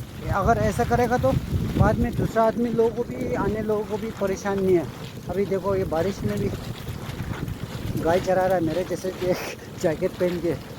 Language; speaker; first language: Hindi; non-native, local second language; Tibetan